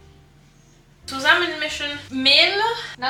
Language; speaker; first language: German; non-native, learner; French